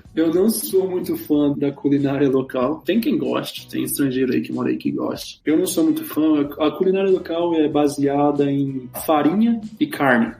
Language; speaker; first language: Portuguese; native; Portuguese